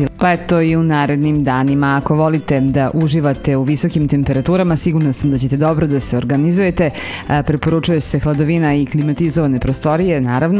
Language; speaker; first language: Serbian; native; Serbian